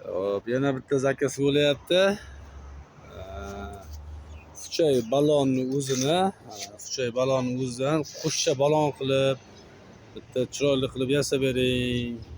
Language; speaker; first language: Uzbek; native; Uzbek